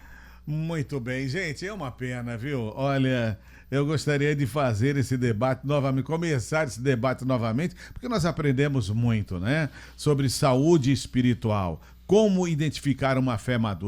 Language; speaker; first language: Portuguese; native; Portuguese